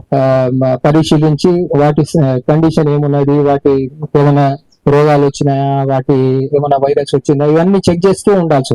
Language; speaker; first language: Telugu; native; Telugu